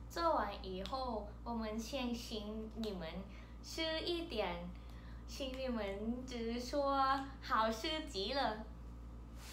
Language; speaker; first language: Chinese; non-native, learner; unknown